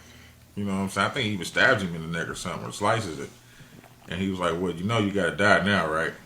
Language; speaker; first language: English; native; English